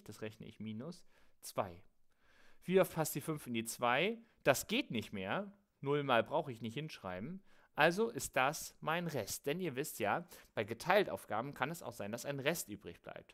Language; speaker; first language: German; native; German